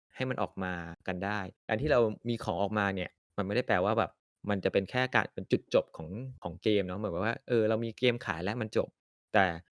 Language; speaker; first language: Thai; native; Thai